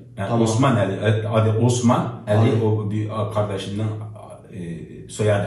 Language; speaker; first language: Turkish; non-native, learner; Uyghur